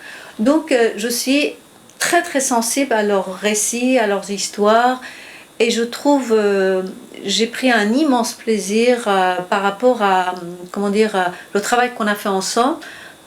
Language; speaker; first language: French; non-native, fluent; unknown